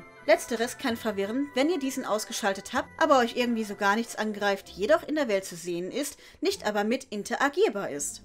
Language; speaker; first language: German; native; German